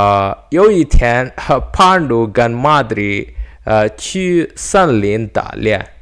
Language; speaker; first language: Chinese; non-native, learner; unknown